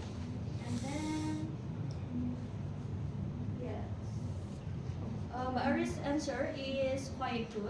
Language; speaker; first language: English; non-native, fluent; Indonesian